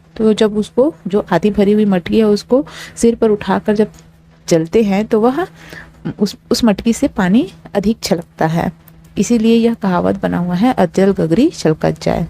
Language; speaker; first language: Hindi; native; Hindi